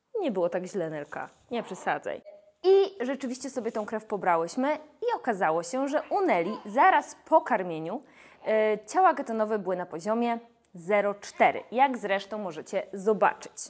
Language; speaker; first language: Polish; native; Polish